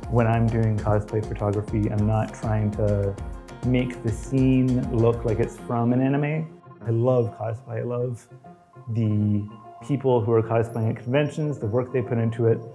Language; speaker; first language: English; native; English